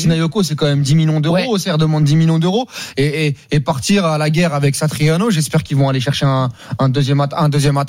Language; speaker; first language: French; native; French